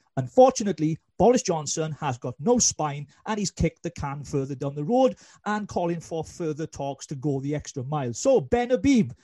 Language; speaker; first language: English; native; English